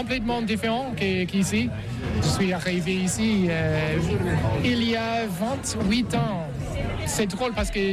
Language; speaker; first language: French; non-native, fluent; English